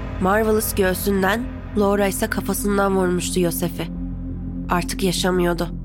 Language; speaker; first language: Turkish; native; Turkish